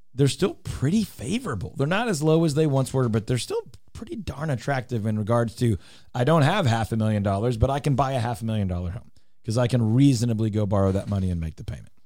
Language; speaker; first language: English; native; English